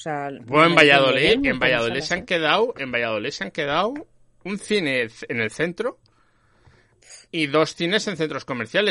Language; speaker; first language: Spanish; native; Spanish